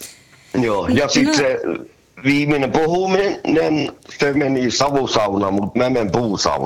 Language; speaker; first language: Finnish; early bilingual, heritage; Swedish